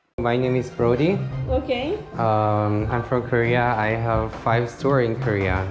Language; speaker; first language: English; non-native, learner; Korean